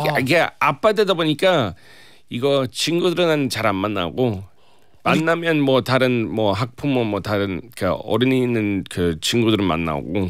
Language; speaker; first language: Korean; non-native, fluent; English